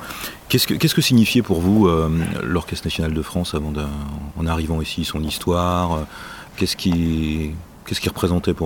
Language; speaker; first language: French; native; French